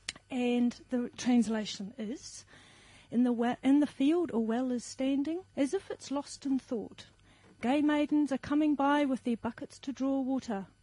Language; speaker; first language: English; native; English